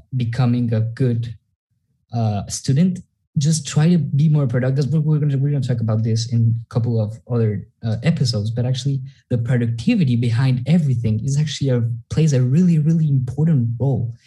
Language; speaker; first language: English; non-native, fluent; Spanish